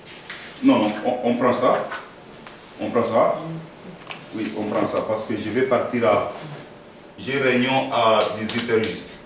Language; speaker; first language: French; non-native, fluent; Korean